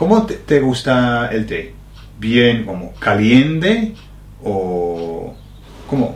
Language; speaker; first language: Spanish; non-native, fluent; English